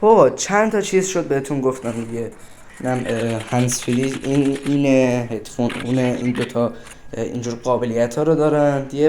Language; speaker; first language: Persian; native; Persian